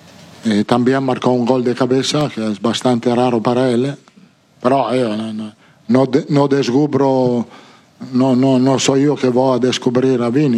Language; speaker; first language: Portuguese; non-native, fluent; Italian